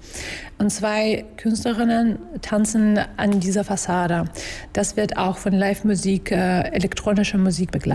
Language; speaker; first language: German; non-native, fluent; Russian